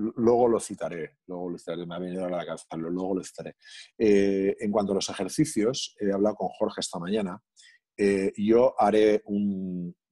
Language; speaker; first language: Spanish; non-native, local second language; Catalan